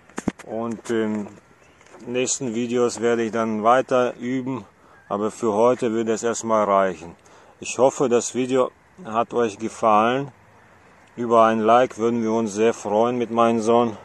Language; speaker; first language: German; non-native, fluent; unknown